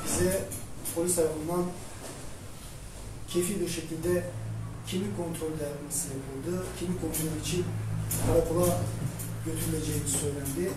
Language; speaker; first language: Turkish; native; Turkish